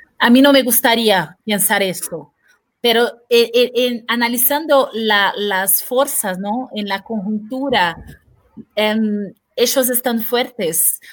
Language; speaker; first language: Spanish; non-native, fluent; Portuguese